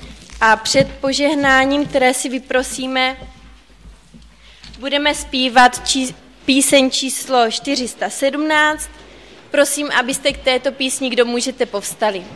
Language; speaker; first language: Czech; native; Czech